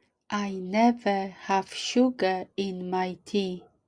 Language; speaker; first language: English; non-native, fluent; Polish